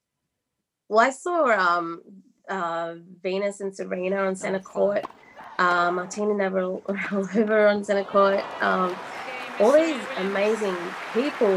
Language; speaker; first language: English; native; English